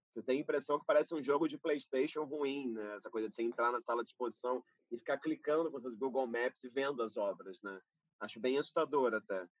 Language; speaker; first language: Portuguese; native; Portuguese